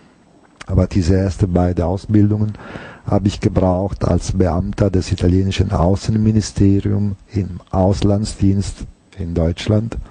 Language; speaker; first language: German; non-native, fluent; Italian